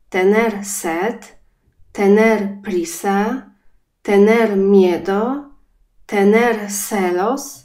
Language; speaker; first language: Spanish; non-native, fluent; Polish